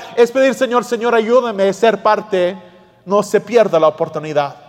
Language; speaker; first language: Spanish; early bilingual, heritage; English